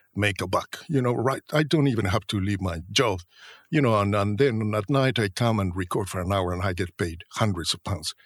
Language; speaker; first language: English; non-native, fluent; Spanish